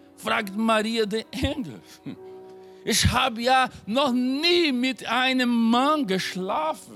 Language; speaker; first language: German; non-native, fluent; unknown